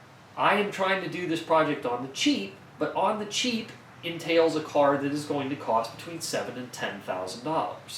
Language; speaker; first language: English; native; English